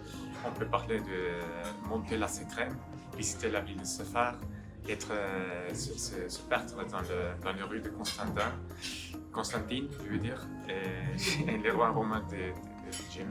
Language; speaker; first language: French; non-native, fluent; Spanish